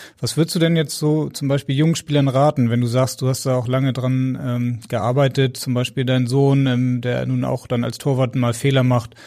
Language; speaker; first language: German; native; German